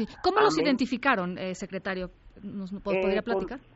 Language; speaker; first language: Spanish; native; Spanish